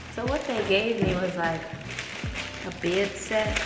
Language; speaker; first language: English; native; English